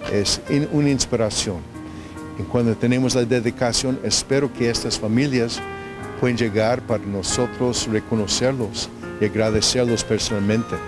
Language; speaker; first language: Spanish; non-native, fluent; English